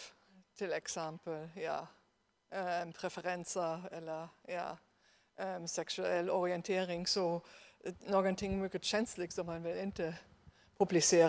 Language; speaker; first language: Swedish; non-native, fluent; German